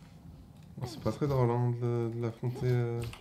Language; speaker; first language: French; native; French